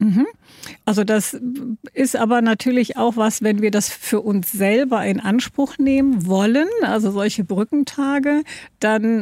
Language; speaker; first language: German; native; German